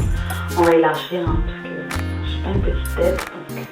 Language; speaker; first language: French; native; French